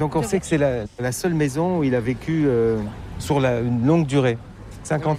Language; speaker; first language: French; native; French